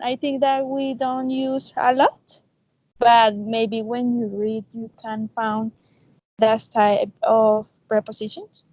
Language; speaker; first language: English; non-native, learner; Spanish